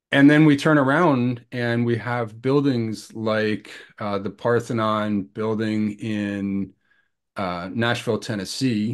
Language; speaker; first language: English; native; English